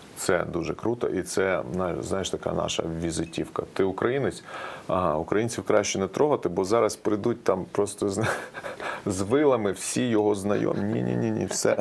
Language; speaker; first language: Ukrainian; non-native, local second language; Russian